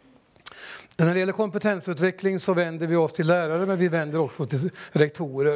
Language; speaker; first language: Swedish; native; Swedish